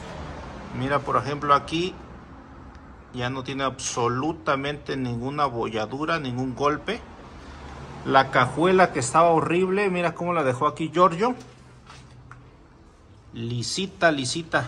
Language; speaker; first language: Spanish; native; Spanish